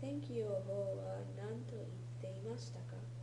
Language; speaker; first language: Japanese; non-native, learner; English